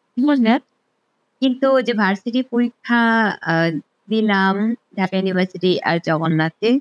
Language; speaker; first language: Bangla; non-native, local second language; Garo